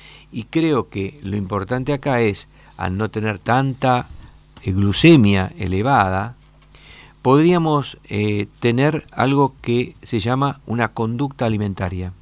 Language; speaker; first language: Spanish; native; Spanish